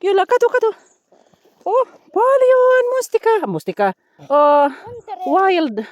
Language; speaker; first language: Finnish; non-native, learner; Bikol